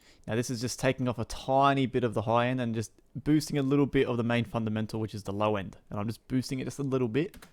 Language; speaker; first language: English; native; English